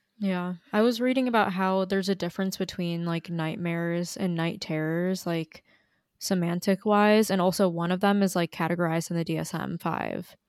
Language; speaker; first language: English; native; English